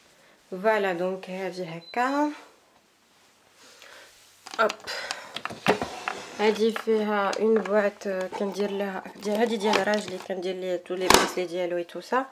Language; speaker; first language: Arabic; early bilingual, heritage; Arabic